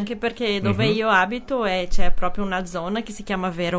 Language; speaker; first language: Italian; non-native, learner; Portuguese